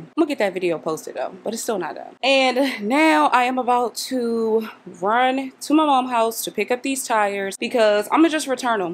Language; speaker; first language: English; native; English